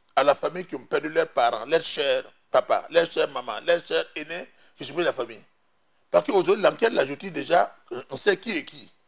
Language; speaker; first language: French; non-native, local second language; Mossi